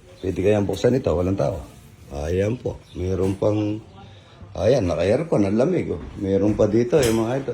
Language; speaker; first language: Filipino; non-native, local second language; Pampanga